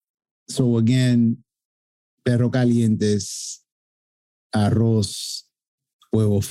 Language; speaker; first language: Spanish; early bilingual, heritage; Spanish